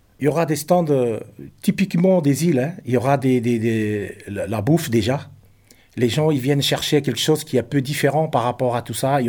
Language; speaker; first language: French; non-native, local second language; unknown